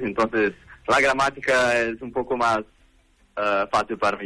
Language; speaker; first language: Spanish; non-native, learner; Portuguese